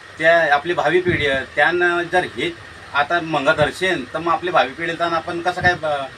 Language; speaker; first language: Marathi; non-native, local second language; Bhili